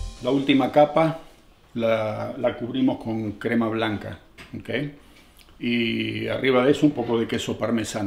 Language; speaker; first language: Spanish; native; Spanish